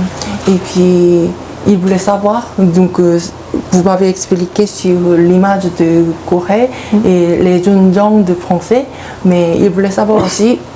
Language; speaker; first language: French; non-native, learner; Korean